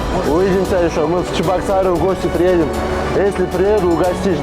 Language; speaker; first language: Russian; non-native, local second language; Kyrgyz